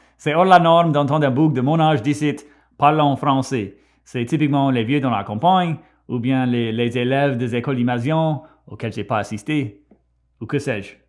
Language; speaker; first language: French; non-native, local second language; English